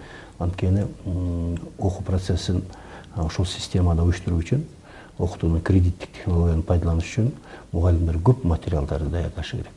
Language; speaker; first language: Kyrgyz; native; Kyrgyz